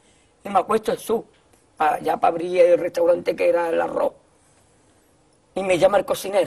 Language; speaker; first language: Spanish; native; Spanish